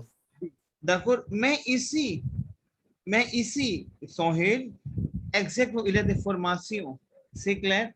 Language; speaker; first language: French; non-native, learner; Hindi